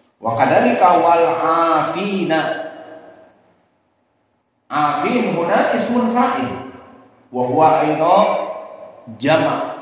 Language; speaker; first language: Arabic; non-native, learner; Indonesian